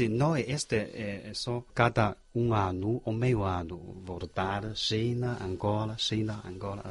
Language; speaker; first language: Portuguese; non-native, fluent; Chinese